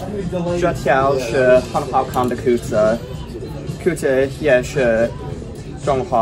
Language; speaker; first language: Chinese; non-native, learner; English